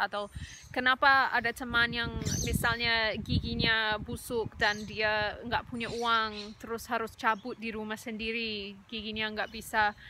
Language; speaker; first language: Indonesian; non-native, fluent; English